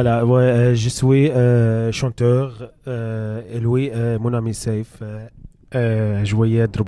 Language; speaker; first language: French; non-native, learner; Arabic